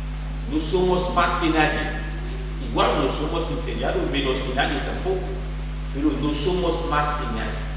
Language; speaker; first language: Spanish; non-native, fluent; French